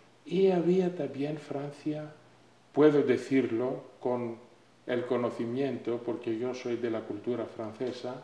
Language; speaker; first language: Spanish; non-native, fluent; Greek